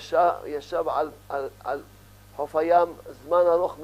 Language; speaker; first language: Hebrew; early bilingual, other home language; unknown